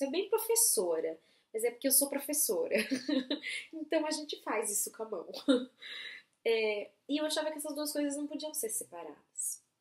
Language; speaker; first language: Portuguese; native; Portuguese